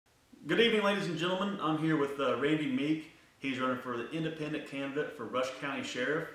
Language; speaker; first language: English; native; English